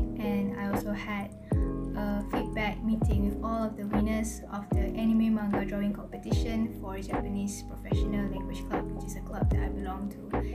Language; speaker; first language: English; non-native, local second language; Malay